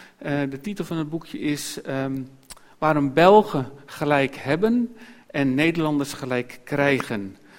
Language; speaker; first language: Dutch; native; Dutch